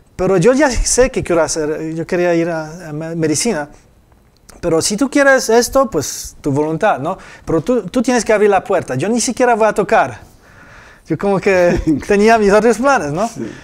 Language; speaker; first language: Spanish; non-native, fluent; Polish